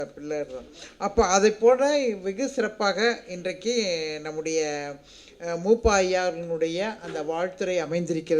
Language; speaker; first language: Tamil; native; Tamil